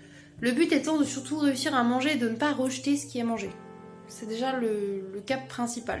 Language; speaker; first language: French; native; French